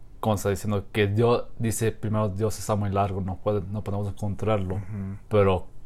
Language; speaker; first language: Spanish; non-native, learner; English